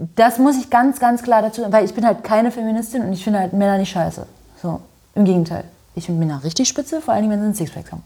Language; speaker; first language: German; native; German